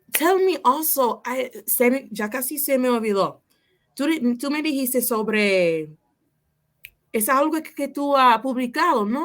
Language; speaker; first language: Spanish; non-native, fluent; English